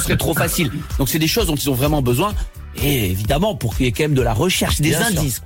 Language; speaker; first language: French; native; French